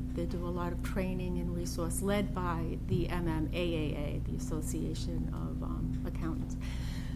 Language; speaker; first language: English; native; English